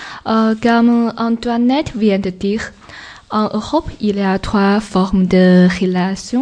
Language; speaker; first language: French; non-native, learner; Chinese